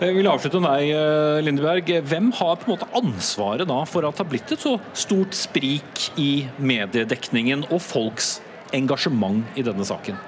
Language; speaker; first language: Norwegian; native; Norwegian